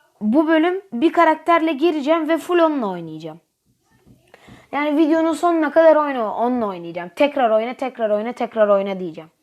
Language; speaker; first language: Turkish; native; Turkish